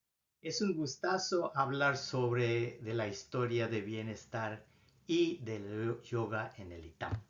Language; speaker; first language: Spanish; non-native, fluent; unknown